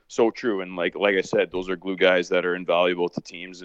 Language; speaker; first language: English; native; English